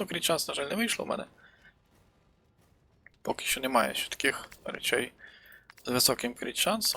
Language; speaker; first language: Ukrainian; native; Ukrainian